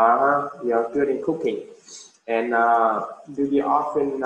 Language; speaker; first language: English; non-native, fluent; Vietnamese